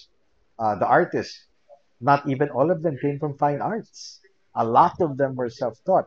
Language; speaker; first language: English; non-native, local second language; Filipino